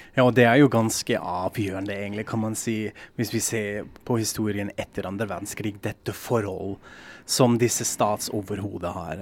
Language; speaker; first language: Norwegian; non-native, fluent; German